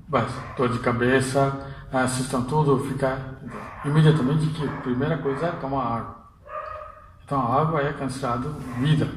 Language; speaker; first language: Portuguese; non-native, fluent; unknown